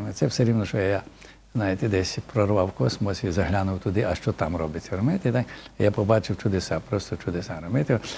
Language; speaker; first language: Ukrainian; native; Ukrainian